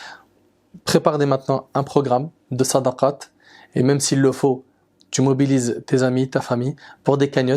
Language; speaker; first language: French; native; French